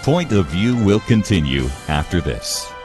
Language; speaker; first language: English; native; English